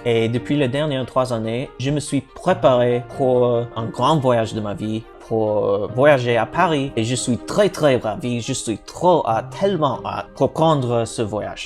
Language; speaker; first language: French; non-native, learner; English